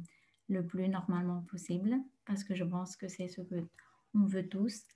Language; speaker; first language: French; non-native, fluent; Spanish